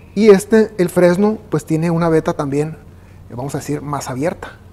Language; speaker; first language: Spanish; native; Spanish